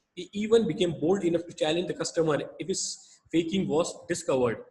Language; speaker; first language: English; non-native, local second language; Hindi